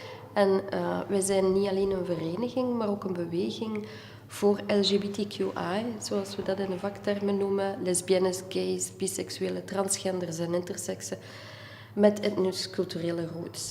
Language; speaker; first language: Dutch; native; Dutch